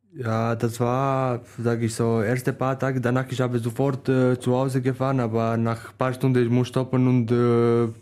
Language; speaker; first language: German; non-native, learner; Romanian